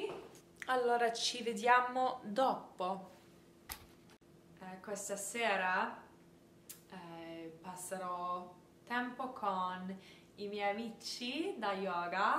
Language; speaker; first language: Italian; non-native, learner; English